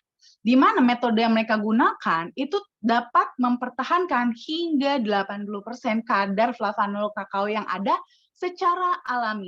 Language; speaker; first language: Indonesian; native; Indonesian